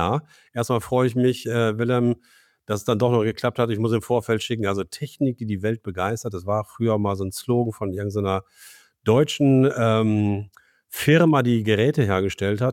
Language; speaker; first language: German; native; German